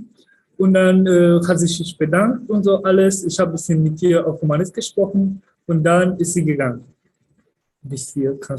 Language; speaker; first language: German; early bilingual, other home language; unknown